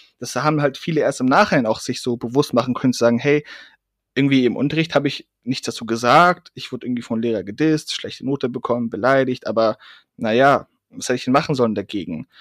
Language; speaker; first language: German; early bilingual, other home language; Persian